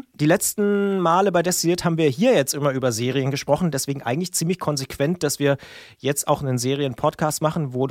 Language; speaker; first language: German; native; German